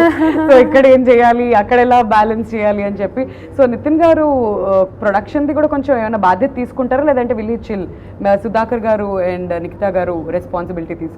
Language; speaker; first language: Telugu; native; Telugu